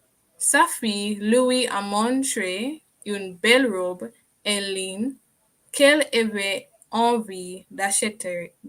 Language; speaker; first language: French; non-native, learner; English